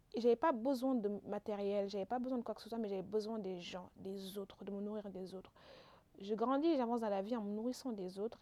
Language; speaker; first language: French; non-native, local second language; Wolof